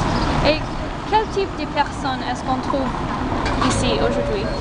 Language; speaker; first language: French; non-native, learner; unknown